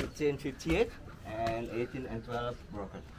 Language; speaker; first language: English; non-native, learner; Indonesian